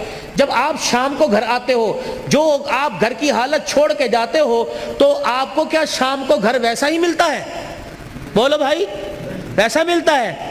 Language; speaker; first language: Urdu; non-native, local second language; Punjabi